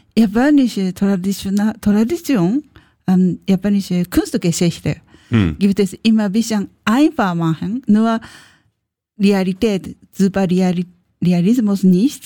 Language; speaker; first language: German; non-native, learner; Japanese